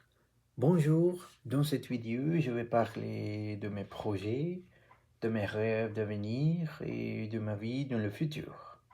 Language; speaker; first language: French; non-native, learner; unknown